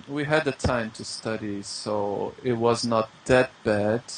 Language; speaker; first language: English; non-native, fluent; Portuguese